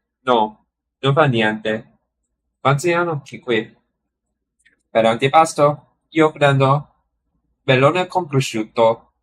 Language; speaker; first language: Italian; non-native, learner; English